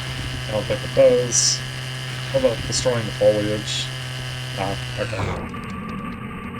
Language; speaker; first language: English; native; English